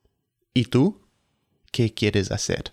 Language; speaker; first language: Spanish; non-native, fluent; English